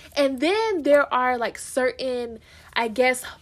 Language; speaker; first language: English; early bilingual, other home language; Haitian Creole